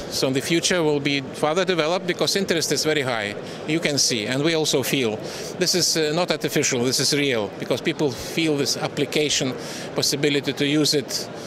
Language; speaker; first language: English; non-native, fluent; Lithuanian